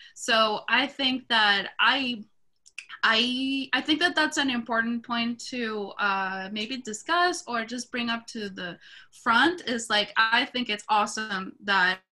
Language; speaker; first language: English; non-native, fluent; Spanish